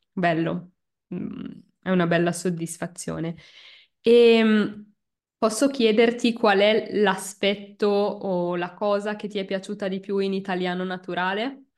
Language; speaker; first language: Italian; native; Italian